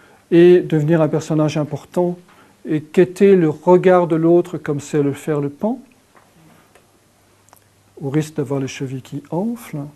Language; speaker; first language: French; native; French